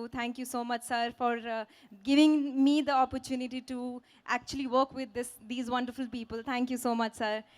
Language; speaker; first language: Telugu; non-native, learner; Hindi